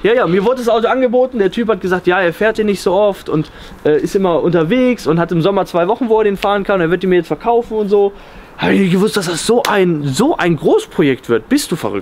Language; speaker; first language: German; native; German